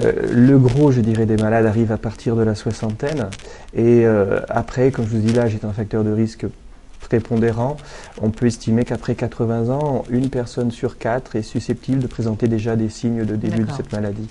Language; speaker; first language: French; native; French